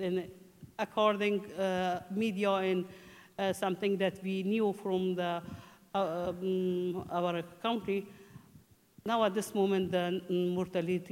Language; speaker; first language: English; non-native, learner; Persian